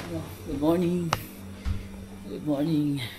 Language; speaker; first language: English; non-native, local second language; Filipino